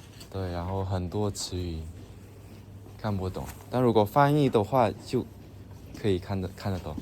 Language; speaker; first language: Chinese; non-native, learner; Indonesian